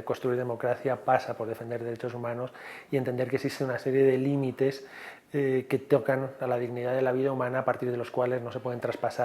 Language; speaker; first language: Spanish; native; Spanish